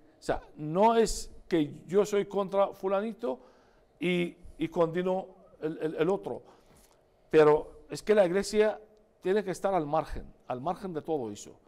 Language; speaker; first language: Spanish; non-native, fluent; Arabic